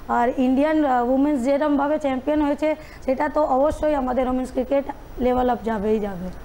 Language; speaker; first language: Bangla; non-native, local second language; Hindi